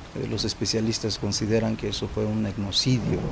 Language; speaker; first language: Spanish; native; Spanish